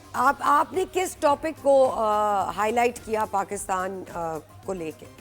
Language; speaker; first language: Hindi; native; Hindi